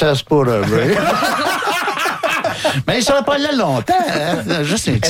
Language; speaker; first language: French; native; French